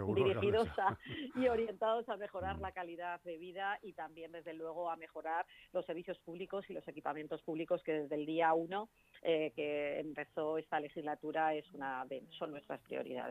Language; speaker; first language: Spanish; native; Spanish